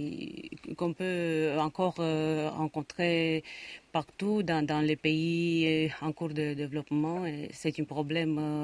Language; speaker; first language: French; non-native, fluent; Romanian